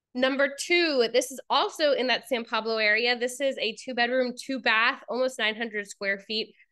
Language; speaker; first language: English; native; English